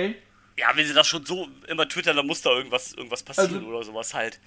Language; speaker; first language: German; native; German